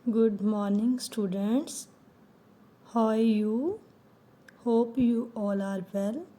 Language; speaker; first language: English; non-native, local second language; Punjabi